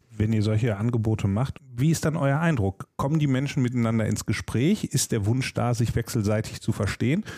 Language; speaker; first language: German; native; German